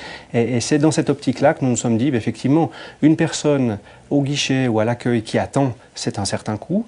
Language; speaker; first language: French; native; French